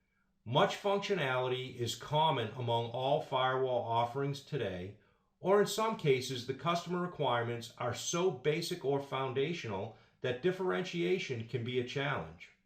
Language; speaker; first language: English; native; English